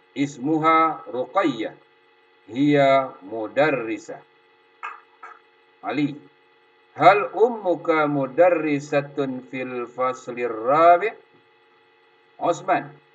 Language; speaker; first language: Arabic; non-native, fluent; Indonesian